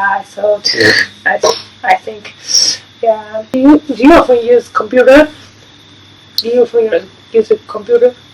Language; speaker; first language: English; non-native, learner; Japanese